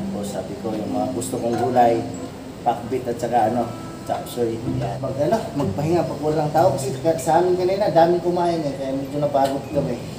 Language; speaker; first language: Filipino; non-native, local second language; Cebuano